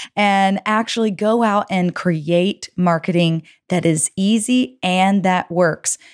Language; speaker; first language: English; native; English